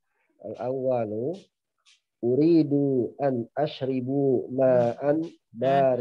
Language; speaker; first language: Arabic; non-native, learner; Indonesian